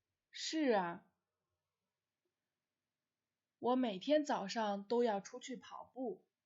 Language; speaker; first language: Chinese; non-native, fluent; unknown